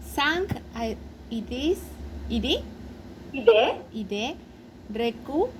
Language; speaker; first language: French; non-native, learner; Spanish